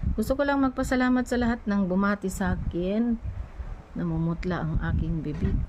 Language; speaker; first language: Filipino; non-native, local second language; Iloko